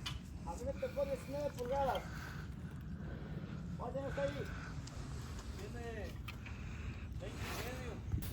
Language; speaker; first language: Spanish; native; Spanish